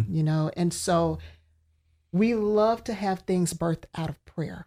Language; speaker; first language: English; native; English